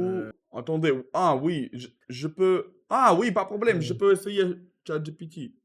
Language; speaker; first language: French; non-native, learner; Russian